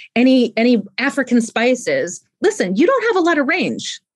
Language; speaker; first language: English; native; English